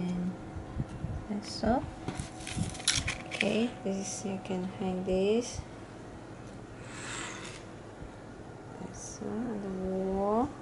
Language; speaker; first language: English; non-native, learner; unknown